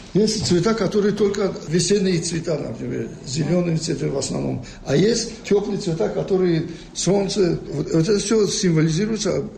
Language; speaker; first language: Russian; non-native, local second language; Tajik